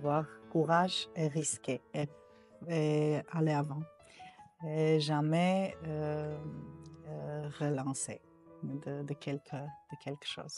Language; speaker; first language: French; non-native, fluent; Armenian